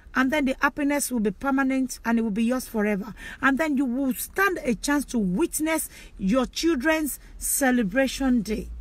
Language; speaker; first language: English; non-native, local second language; Yoruba